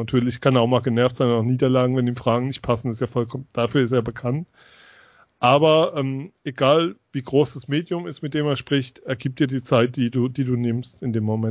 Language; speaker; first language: German; native; German